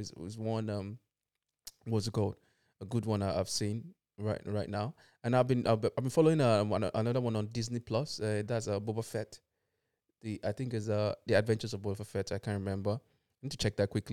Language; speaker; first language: English; native; English